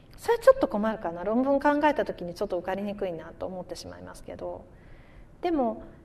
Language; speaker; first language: Japanese; native; Japanese